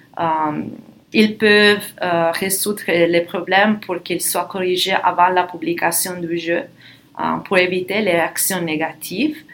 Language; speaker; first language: French; non-native, fluent; Italian